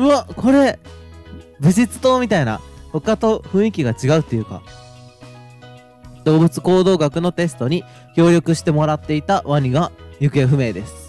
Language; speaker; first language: Japanese; native; Japanese